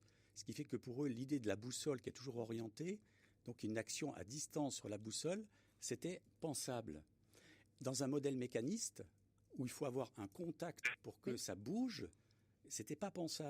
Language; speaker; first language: French; native; French